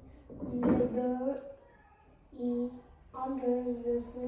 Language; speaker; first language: English; non-native, learner; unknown